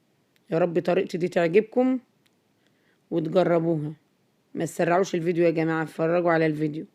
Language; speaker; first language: Arabic; native; Arabic